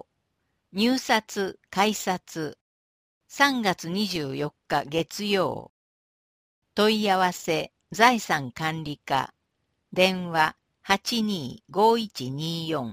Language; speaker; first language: Japanese; native; Japanese